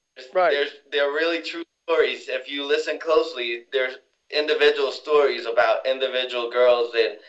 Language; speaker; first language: English; non-native, fluent; Spanish